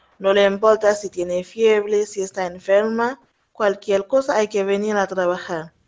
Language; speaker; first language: Spanish; non-native, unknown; Haitian Creole